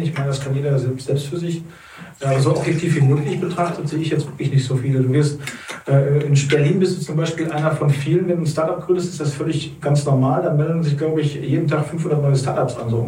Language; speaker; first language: German; native; German